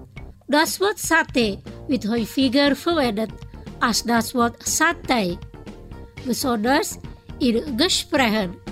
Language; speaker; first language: German; non-native, fluent; Indonesian